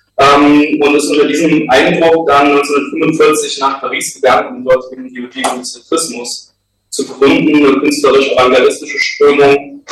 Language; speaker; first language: German; native; German